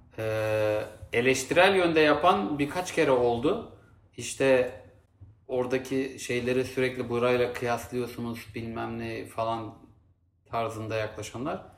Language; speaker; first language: Turkish; native; Turkish